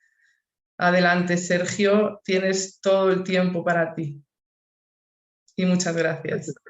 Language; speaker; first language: Spanish; native; Spanish